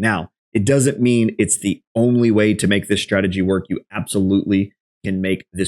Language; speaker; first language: English; native; English